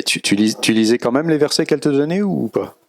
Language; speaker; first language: French; native; French